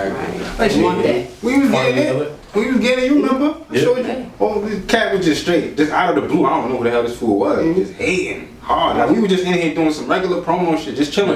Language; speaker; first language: English; native; English